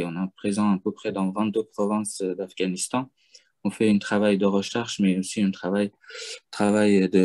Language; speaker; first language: French; non-native, fluent; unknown